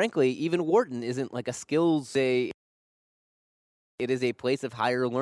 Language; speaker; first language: English; native; English